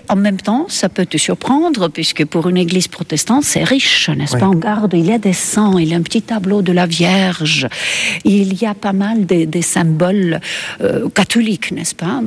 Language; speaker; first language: French; non-native, fluent; Estonian